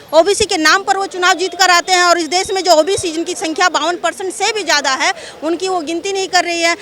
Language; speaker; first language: Hindi; non-native, local second language; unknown